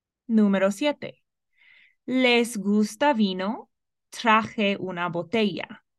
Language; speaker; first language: Spanish; non-native, fluent; English